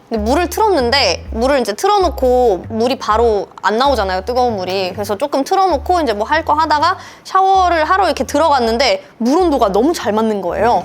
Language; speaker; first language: Korean; early bilingual, other home language; Russian